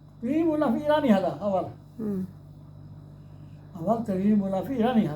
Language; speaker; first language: Arabic; non-native, learner; Urdu